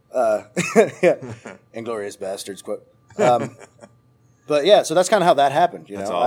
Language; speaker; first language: English; native; English